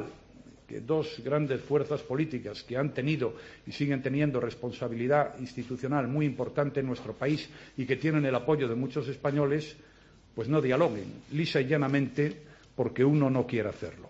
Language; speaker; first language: Spanish; native; Spanish